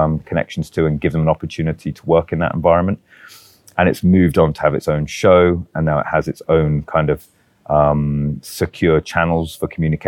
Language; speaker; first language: English; native; English